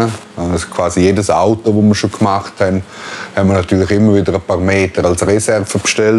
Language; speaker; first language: German; native; German